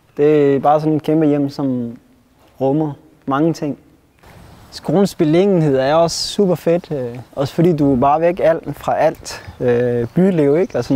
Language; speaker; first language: Danish; early bilingual, other home language; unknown